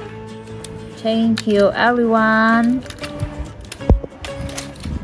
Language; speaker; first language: English; non-native, learner; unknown